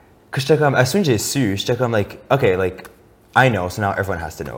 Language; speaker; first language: English; non-native, local second language; French